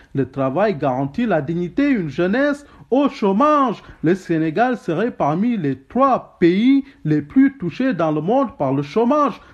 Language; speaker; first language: French; non-native, local second language; Wolof